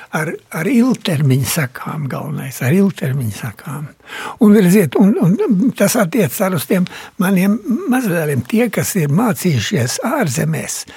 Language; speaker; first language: Latvian; early bilingual, heritage; Latvian